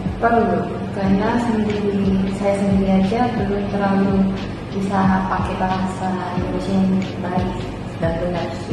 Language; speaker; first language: Indonesian; non-native, local second language; Min Nan Chinese